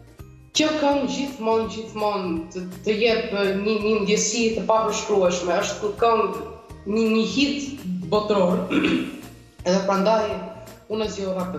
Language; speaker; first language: Albanian; early bilingual, heritage; Albanian